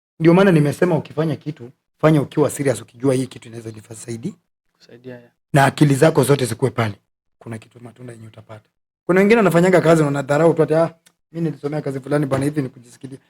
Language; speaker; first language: Swahili; non-native, local second language; Luyia